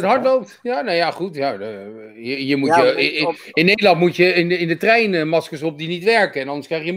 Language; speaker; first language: Dutch; native; Dutch